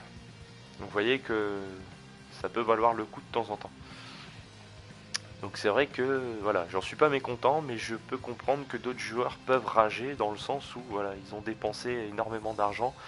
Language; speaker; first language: French; native; French